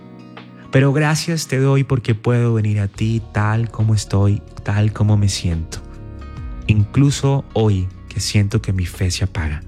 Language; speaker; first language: Spanish; native; Spanish